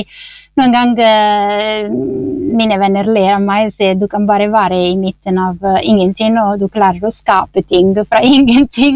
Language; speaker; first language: Norwegian; non-native, fluent; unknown